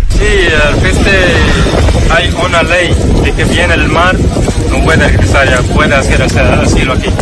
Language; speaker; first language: Spanish; non-native, learner; Arabic